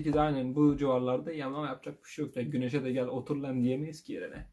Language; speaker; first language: Turkish; native; Turkish